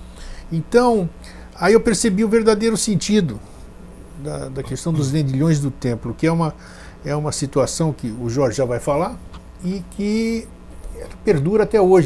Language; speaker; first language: Portuguese; native; Portuguese